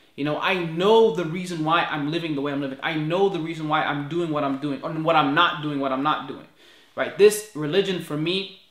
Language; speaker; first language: English; native; English